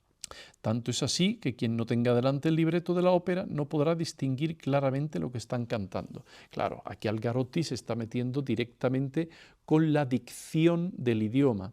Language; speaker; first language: Spanish; native; Spanish